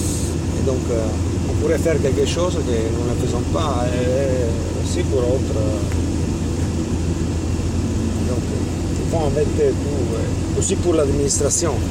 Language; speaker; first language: French; non-native, fluent; Italian